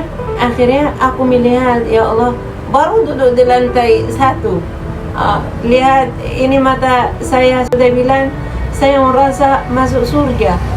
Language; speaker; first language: Indonesian; non-native, fluent; Arabic